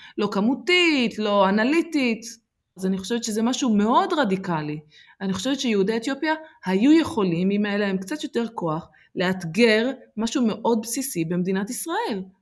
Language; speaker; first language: Hebrew; early bilingual, other home language; Amharic